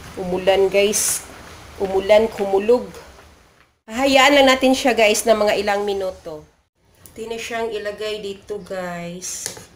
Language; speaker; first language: Filipino; non-native, local second language; Cebuano